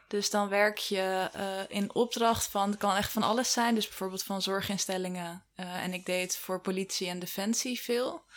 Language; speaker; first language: Dutch; native; Dutch